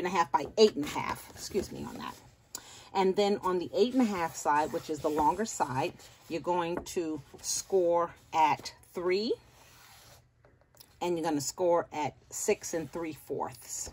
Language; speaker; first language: English; native; English